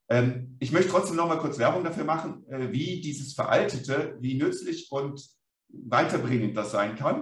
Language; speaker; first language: German; native; German